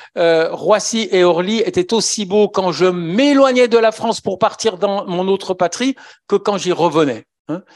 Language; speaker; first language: French; native; French